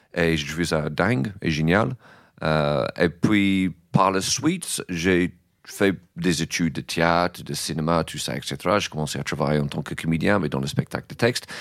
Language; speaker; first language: French; non-native, fluent; English